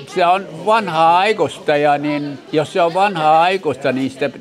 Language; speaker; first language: Finnish; early bilingual, other home language; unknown